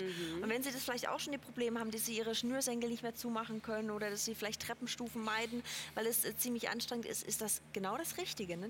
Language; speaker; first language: German; native; German